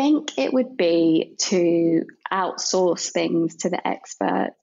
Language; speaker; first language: English; native; English